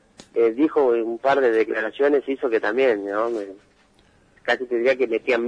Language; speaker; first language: Spanish; native; Spanish